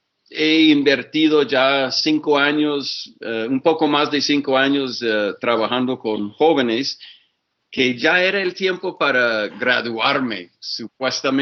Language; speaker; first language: Spanish; non-native, fluent; English